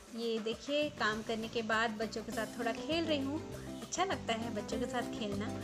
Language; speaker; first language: Hindi; native; Hindi